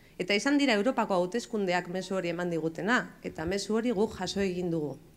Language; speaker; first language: Basque; non-native, local second language; Spanish